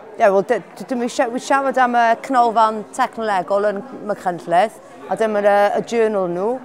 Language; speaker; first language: Welsh; non-native, learner; English